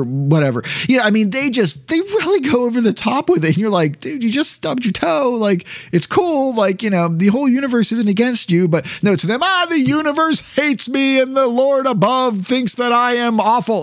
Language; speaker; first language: English; native; English